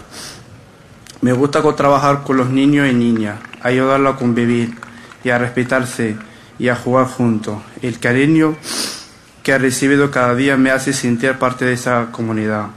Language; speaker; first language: Spanish; non-native, fluent; Arabic